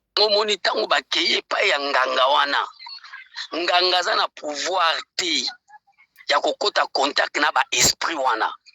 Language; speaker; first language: Lingala; native; Lingala